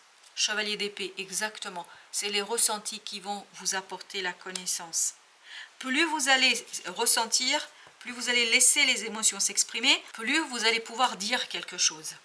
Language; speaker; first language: French; native; French